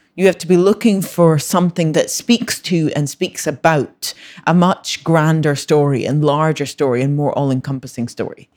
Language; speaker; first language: English; native; English